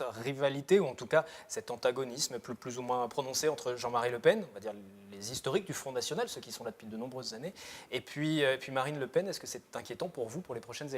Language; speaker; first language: French; native; French